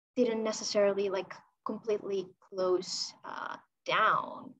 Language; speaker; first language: English; non-native, fluent; Chinese